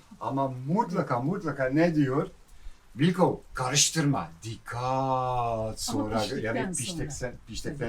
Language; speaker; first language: Turkish; non-native, fluent; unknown